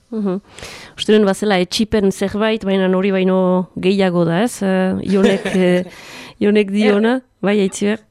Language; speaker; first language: Basque; native; Basque